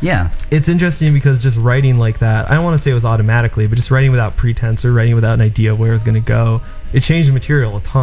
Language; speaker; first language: English; early bilingual, other home language; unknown